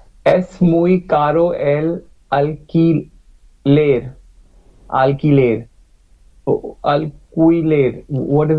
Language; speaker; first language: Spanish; non-native, learner; English